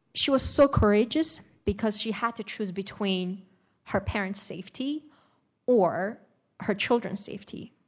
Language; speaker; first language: English; non-native, fluent; Uyghur